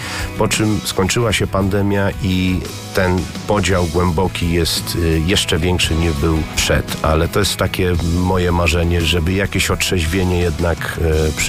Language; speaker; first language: Polish; native; Polish